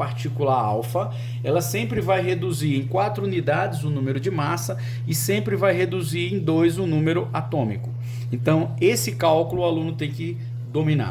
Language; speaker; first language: Portuguese; native; Portuguese